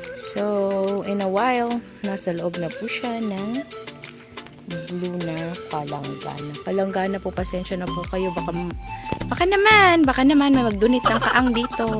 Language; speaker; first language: Filipino; non-native, local second language; Cebuano